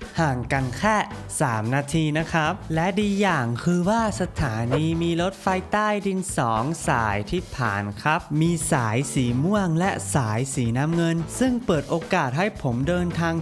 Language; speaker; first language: Thai; non-native, fluent; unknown